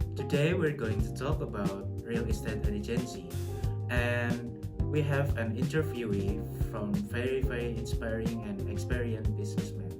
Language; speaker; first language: English; non-native, local second language; Indonesian